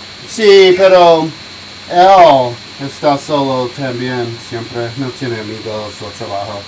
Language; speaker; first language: Spanish; non-native, learner; English